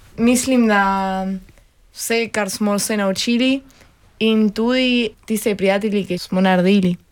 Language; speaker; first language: Slovenian; early bilingual, heritage; Spanish